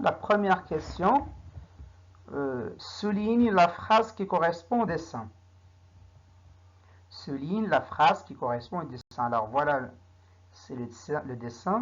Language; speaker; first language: French; non-native, local second language; Arabic